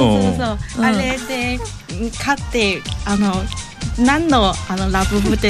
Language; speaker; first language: Japanese; non-native, fluent; Chinese